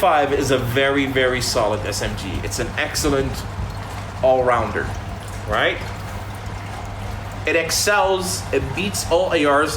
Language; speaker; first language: English; native; English